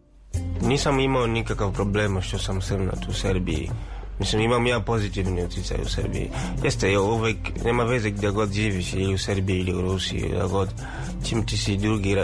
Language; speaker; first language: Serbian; non-native, fluent; Swahili